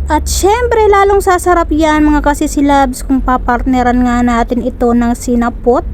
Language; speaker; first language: Filipino; non-native, local second language; Bikol